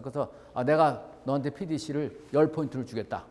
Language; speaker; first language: Korean; native; Korean